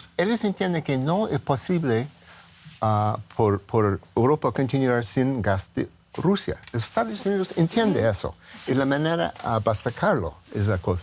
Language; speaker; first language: Spanish; non-native, learner; English